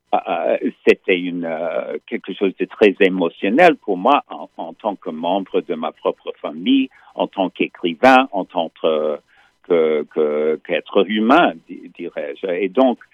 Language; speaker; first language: French; non-native, fluent; English